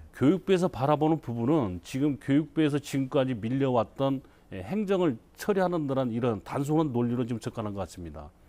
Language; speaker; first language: Korean; native; Korean